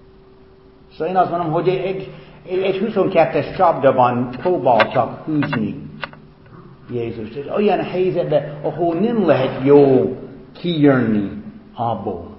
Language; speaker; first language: Hungarian; non-native, fluent; English